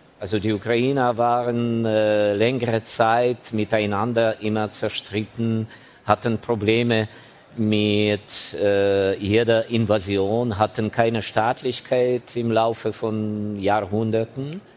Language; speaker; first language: German; non-native, fluent; Ukrainian